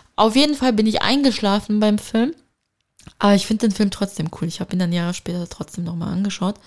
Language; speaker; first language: German; early bilingual, other home language; Turkish